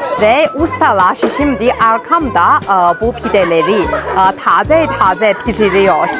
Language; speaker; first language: Turkish; non-native, learner; Chinese